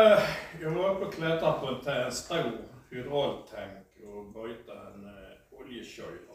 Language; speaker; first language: Swedish; native; Swedish